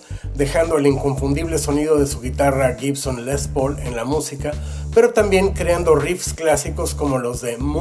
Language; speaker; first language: Spanish; native; Spanish